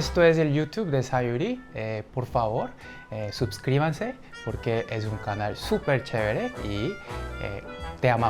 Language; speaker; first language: Spanish; non-native, fluent; Korean